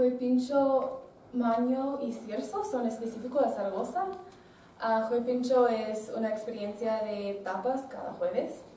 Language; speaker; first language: Spanish; non-native, learner; English